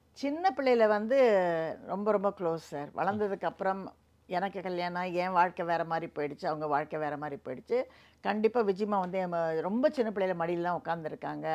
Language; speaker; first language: Tamil; native; Tamil